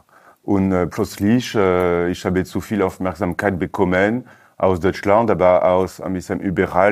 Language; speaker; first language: German; non-native, learner; French